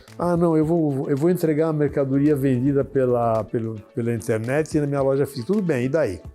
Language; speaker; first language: Portuguese; early bilingual, other home language; Arabic